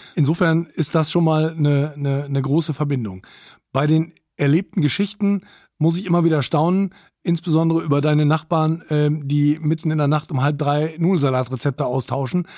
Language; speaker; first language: German; native; German